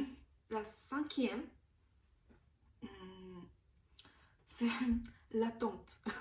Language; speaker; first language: French; non-native, learner; Korean